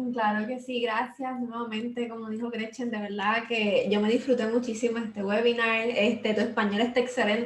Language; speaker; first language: Spanish; native; Spanish